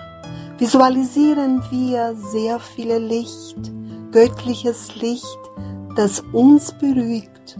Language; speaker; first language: German; non-native, fluent; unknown